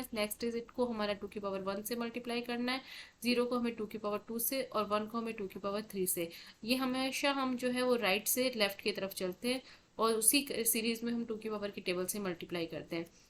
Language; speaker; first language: Hindi; native; Hindi